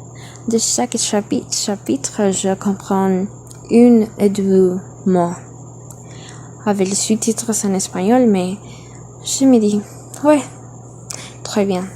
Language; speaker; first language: French; non-native, learner; Spanish